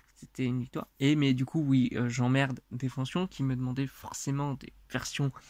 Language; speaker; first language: French; non-native, fluent; Russian